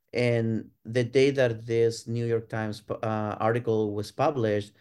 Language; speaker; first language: English; non-native, fluent; Spanish